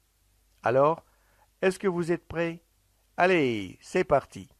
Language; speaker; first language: French; non-native, fluent; Russian